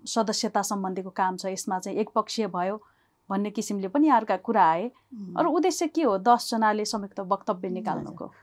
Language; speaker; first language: Nepali; native; Nepali